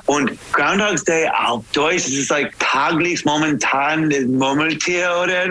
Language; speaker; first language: German; non-native, learner; English